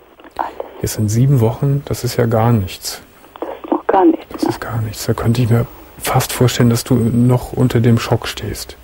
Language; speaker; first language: German; native; German